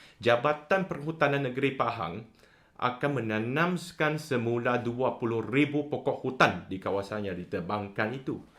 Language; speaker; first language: Malay; non-native, local second language; Chinese